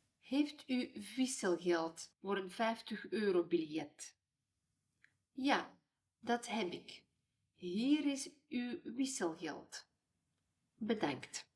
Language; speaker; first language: Dutch; non-native, fluent; Ukrainian